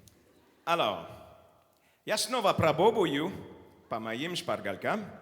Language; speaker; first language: Russian; non-native, learner; French